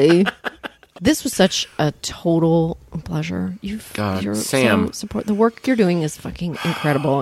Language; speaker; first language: English; native; English